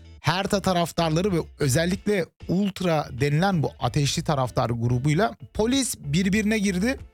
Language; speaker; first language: Turkish; early bilingual, heritage; Turkish